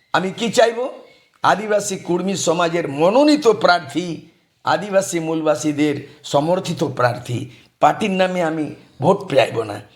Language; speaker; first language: Bangla; non-native, local second language; Santali